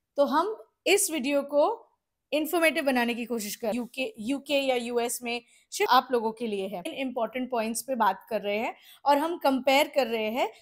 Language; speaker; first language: Hindi; native; Hindi